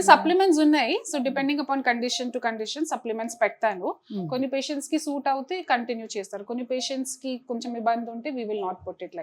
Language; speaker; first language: Telugu; non-native, fluent; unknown